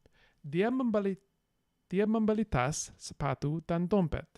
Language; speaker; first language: Indonesian; non-native, learner; English